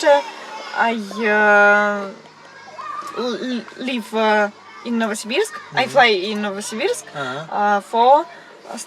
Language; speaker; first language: English; non-native, learner; Russian